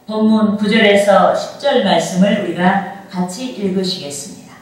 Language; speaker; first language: Korean; native; Korean